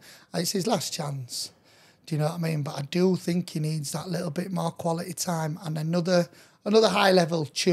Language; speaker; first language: English; native; English